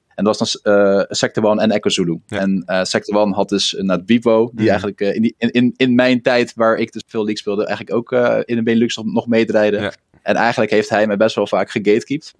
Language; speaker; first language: Dutch; early bilingual, other home language; Russian